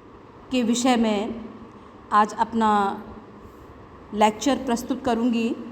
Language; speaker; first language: Hindi; native; Hindi